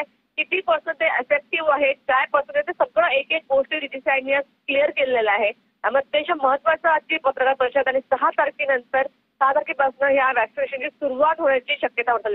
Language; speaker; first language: Marathi; native; Marathi